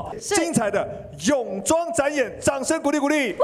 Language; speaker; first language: Chinese; native; Chinese